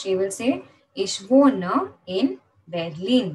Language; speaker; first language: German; non-native, fluent; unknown